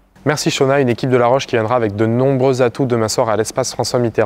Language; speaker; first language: French; native; French